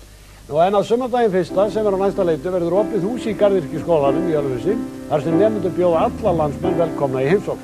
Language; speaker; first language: Icelandic; native; Icelandic